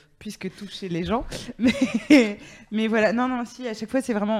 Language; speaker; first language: French; native; French